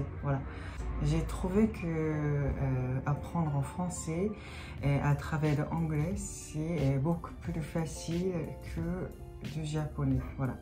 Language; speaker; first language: French; non-native, fluent; Japanese